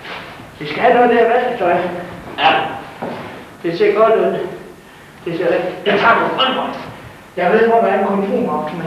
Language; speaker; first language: Danish; native; Danish